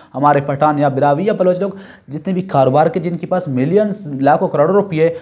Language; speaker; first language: Urdu; non-native, local second language; Brahui